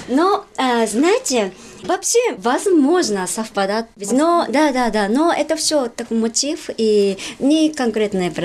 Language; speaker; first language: Russian; non-native, learner; Japanese